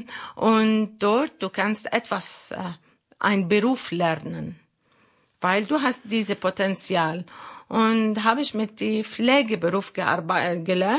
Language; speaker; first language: German; non-native, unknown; Arabic